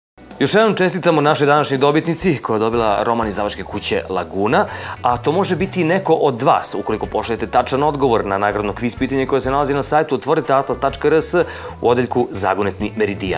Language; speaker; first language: Serbian; native; Serbian